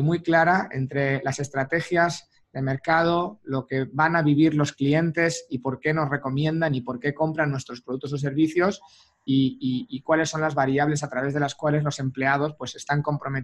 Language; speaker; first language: Spanish; native; Spanish